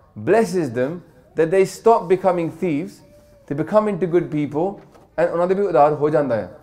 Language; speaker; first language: English; early bilingual, other home language; Punjabi